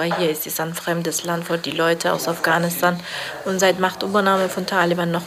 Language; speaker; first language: German; non-native, learner; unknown